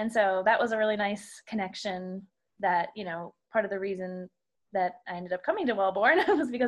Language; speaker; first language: English; native; English